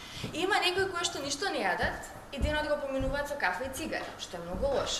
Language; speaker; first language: Macedonian; native; Macedonian